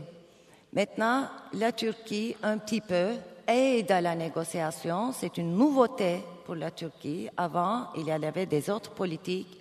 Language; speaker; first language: French; non-native, fluent; Turkish